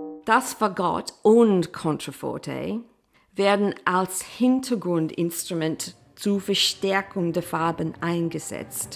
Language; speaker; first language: German; non-native, fluent; English